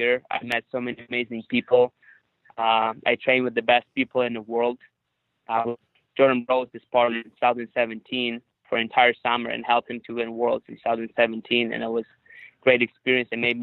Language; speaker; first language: English; non-native, fluent; Ukrainian